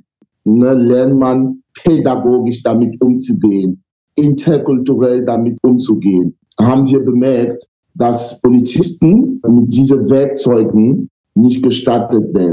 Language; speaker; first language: German; non-native, fluent; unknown